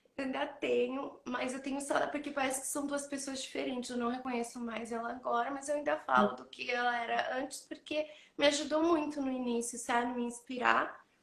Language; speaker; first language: Portuguese; native; Portuguese